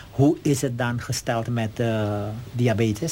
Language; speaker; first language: Dutch; native; Dutch